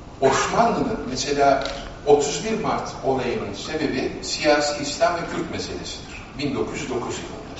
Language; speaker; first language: Turkish; native; Turkish